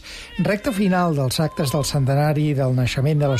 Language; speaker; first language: Catalan; native; Catalan